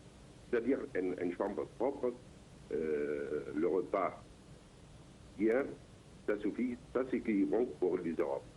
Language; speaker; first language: French; non-native, learner; Arabic